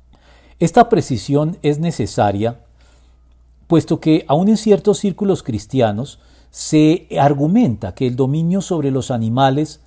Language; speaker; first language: Spanish; native; Spanish